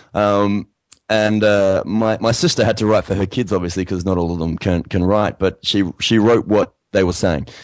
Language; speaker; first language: English; native; English